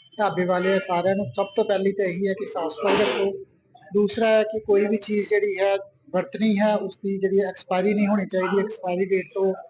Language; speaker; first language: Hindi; non-native, local second language; Punjabi